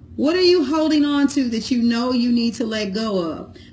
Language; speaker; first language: English; native; English